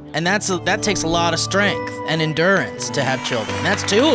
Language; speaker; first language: English; native; English